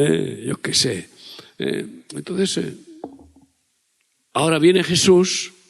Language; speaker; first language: Spanish; native; Spanish